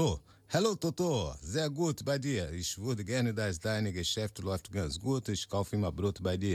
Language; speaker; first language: German; non-native, learner; Portuguese